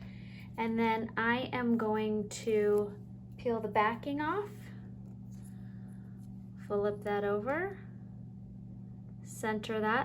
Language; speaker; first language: English; native; English